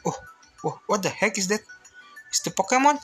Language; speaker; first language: English; non-native, learner; Indonesian